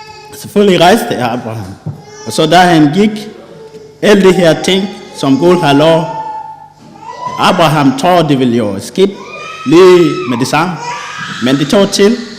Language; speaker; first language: Danish; non-native, fluent; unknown